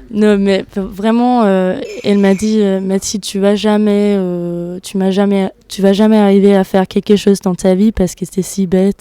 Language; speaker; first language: French; non-native, fluent; Danish